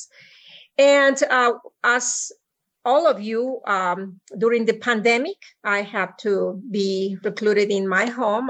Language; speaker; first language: English; non-native, fluent; Spanish